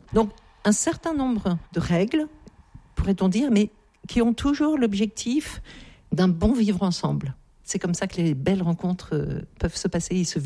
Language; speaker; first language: French; native; French